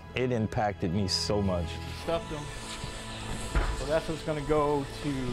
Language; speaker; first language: English; native; English